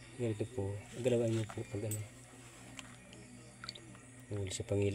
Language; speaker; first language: Filipino; native; Filipino